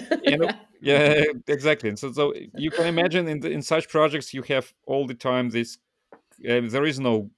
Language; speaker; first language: English; non-native, fluent; Russian